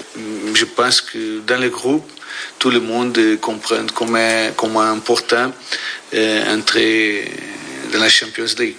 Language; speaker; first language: French; non-native, learner; Portuguese